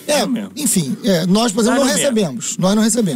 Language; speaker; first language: Portuguese; native; Portuguese